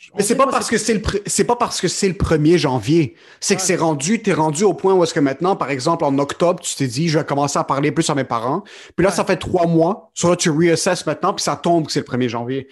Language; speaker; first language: French; native; French